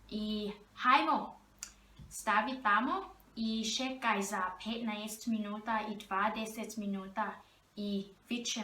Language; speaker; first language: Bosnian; early bilingual, heritage; Bosnian